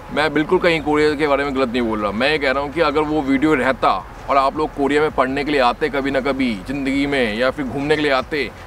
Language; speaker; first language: Hindi; native; Hindi